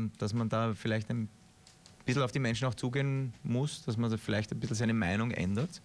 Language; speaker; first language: German; native; German